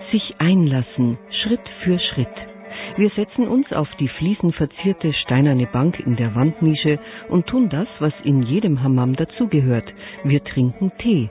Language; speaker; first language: German; native; German